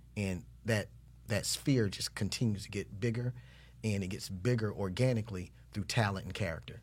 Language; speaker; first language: English; native; English